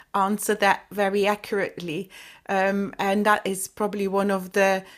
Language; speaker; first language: English; non-native, fluent; Dutch